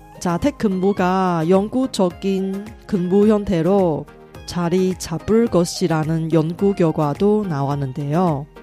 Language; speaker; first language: Korean; non-native, fluent; Chinese